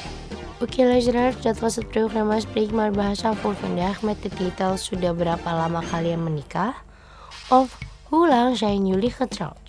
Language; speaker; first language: Dutch; non-native, learner; Indonesian